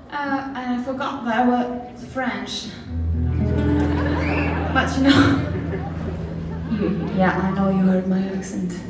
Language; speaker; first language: English; non-native, fluent; French